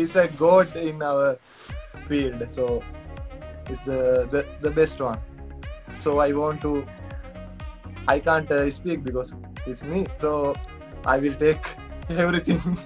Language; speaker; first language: English; non-native, local second language; Sinhala